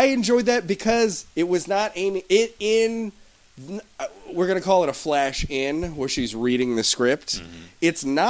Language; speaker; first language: English; native; English